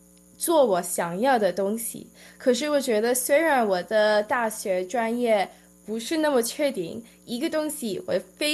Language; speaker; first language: Chinese; early bilingual, heritage; Chinese